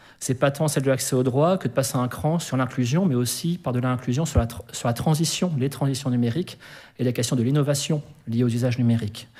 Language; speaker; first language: French; native; French